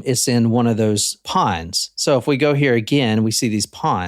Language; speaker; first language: English; native; English